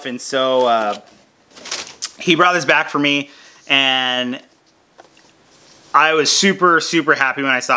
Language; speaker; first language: English; native; English